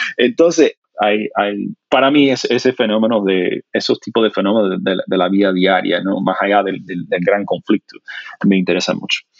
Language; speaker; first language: Spanish; non-native, fluent; English